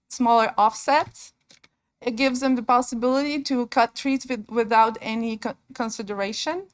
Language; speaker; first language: English; non-native, fluent; Polish